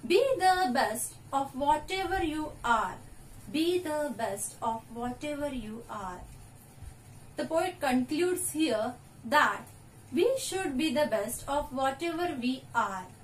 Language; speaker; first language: English; non-native, local second language; Marathi